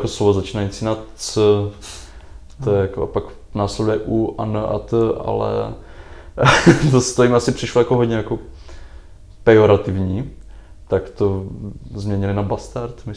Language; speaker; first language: Czech; native; Czech